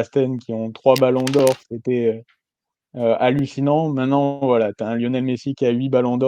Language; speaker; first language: French; native; French